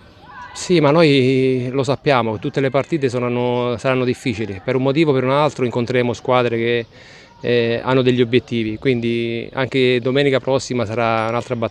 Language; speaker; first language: Italian; native; Italian